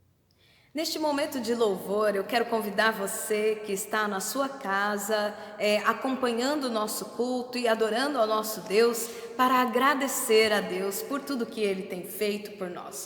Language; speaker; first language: Portuguese; native; Portuguese